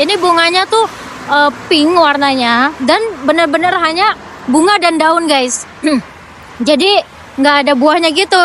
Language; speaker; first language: Indonesian; native; Indonesian